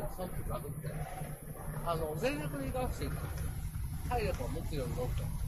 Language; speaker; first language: Japanese; native; Japanese